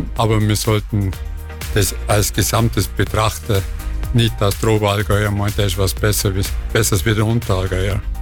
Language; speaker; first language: German; native; German